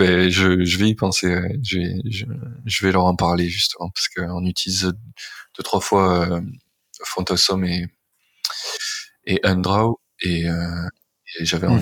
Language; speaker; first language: French; native; French